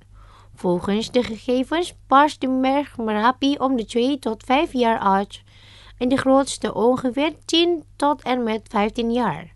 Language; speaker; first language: Dutch; non-native, learner; Indonesian